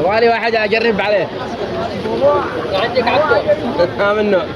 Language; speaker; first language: Arabic; non-native, learner; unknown